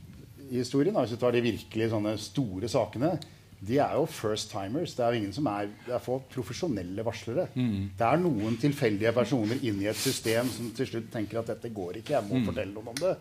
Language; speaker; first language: Norwegian; native; Norwegian